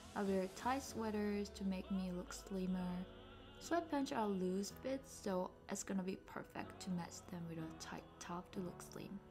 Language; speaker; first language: English; non-native, fluent; Korean